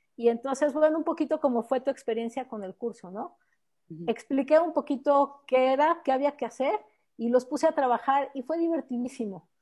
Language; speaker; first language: Spanish; native; Spanish